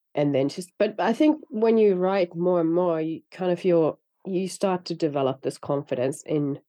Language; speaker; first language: English; non-native, fluent; Finnish